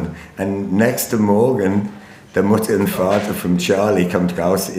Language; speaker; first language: German; non-native, learner; English